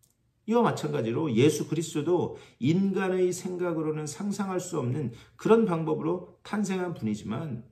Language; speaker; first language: Korean; native; Korean